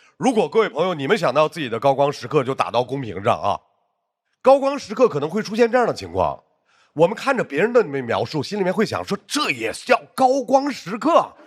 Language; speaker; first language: Chinese; native; Chinese